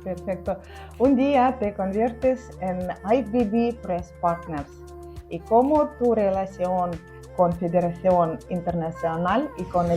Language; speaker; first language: Spanish; non-native, learner; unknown